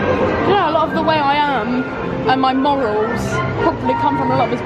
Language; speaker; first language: English; native; English